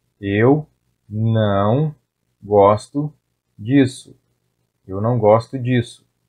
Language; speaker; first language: Portuguese; native; Portuguese